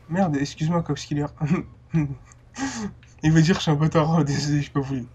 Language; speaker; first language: French; native; French